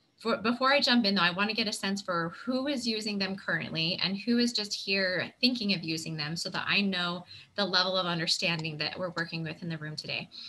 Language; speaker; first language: English; native; English